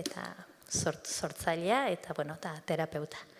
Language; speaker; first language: Basque; native; Basque